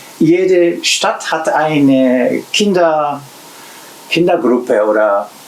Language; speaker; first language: German; non-native, learner; Japanese